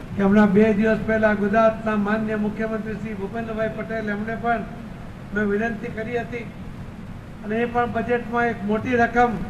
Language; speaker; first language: Gujarati; non-native, local second language; Marathi